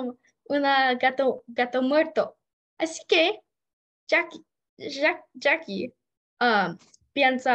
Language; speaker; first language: Spanish; non-native, learner; English